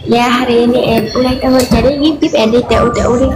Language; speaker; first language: Malay; non-native, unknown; Vietnamese